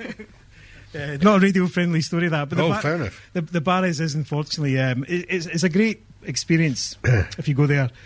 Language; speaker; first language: English; native; English